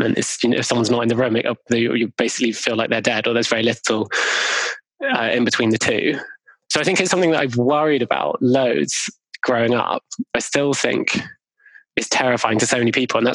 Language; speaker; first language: English; native; English